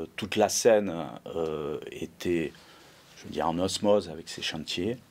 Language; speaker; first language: French; native; French